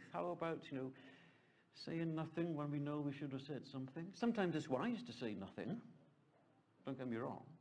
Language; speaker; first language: English; native; English